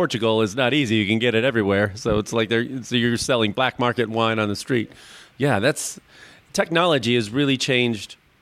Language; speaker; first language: English; native; English